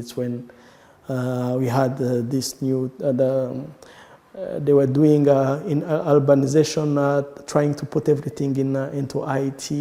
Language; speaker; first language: English; non-native, local second language; Kinyarwanda